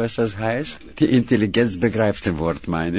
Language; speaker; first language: German; non-native, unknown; Russian